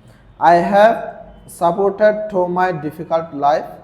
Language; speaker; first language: English; non-native, learner; Bangla